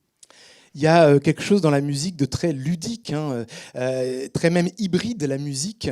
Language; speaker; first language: French; native; French